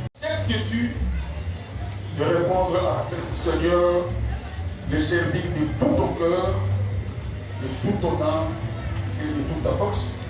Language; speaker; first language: French; non-native, local second language; Lingala